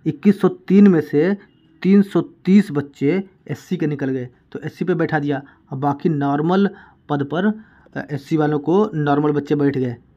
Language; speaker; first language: Hindi; native; Hindi